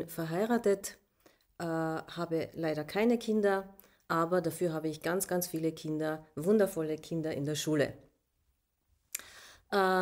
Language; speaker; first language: German; non-native, local second language; Slovenian